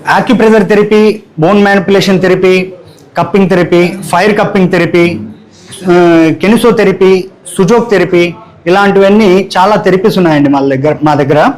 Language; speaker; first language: Telugu; native; Telugu